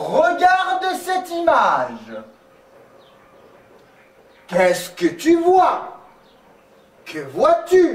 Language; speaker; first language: French; non-native, local second language; Arabic